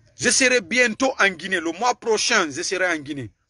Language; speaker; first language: French; non-native, local second language; Susu